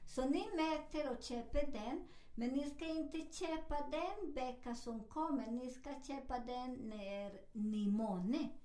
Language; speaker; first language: Swedish; non-native, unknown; Spanish